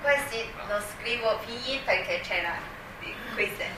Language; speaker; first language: Italian; non-native, learner; Chinese